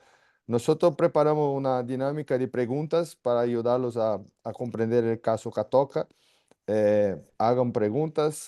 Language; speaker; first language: Spanish; non-native, fluent; Portuguese